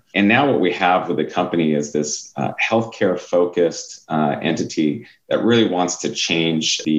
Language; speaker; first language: English; native; English